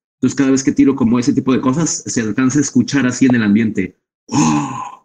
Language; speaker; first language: Spanish; native; Spanish